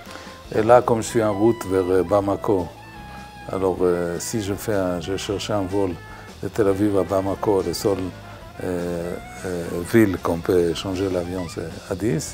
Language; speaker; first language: French; non-native, fluent; Hebrew